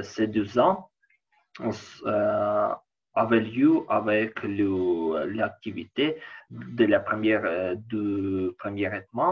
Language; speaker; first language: French; non-native, learner; Ukrainian